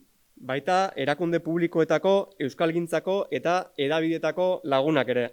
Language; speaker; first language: Basque; native; Basque